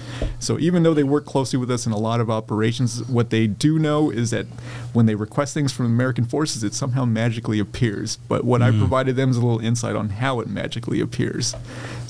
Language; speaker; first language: English; native; English